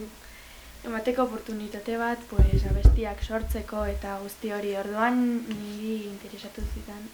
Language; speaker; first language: Basque; non-native, local second language; Spanish